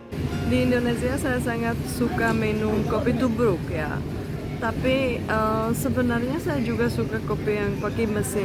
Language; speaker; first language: Indonesian; non-native, fluent; Czech